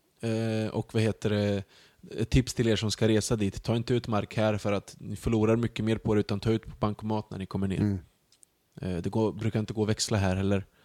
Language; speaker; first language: Swedish; early bilingual, other home language; Bosnian